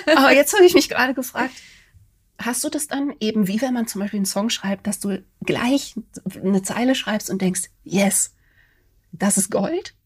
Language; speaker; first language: German; native; German